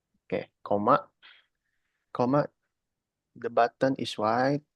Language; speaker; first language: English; non-native, learner; Indonesian